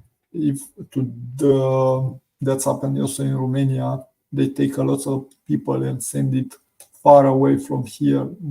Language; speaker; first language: English; non-native, learner; Romanian